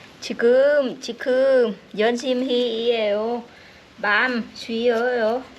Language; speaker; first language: Korean; non-native, learner; Vietnamese